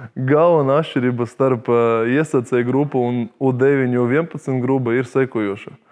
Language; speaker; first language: Latvian; non-native, local second language; Russian